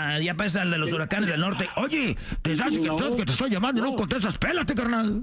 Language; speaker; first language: Spanish; native; Spanish